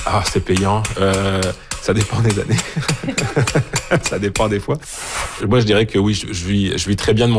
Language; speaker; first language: French; native; French